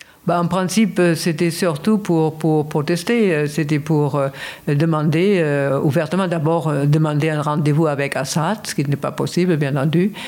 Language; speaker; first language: French; non-native, fluent; German